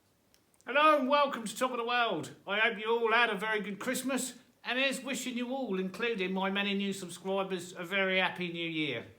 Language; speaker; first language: English; native; English